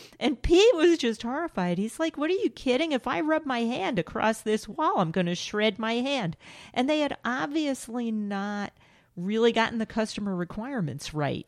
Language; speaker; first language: English; native; English